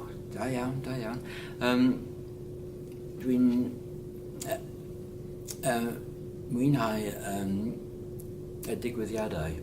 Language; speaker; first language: Welsh; non-native, learner; English